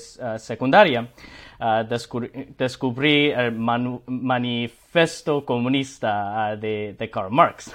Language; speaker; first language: Spanish; non-native, learner; Korean